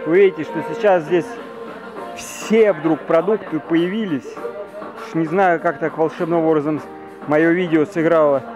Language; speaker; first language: Russian; native; Russian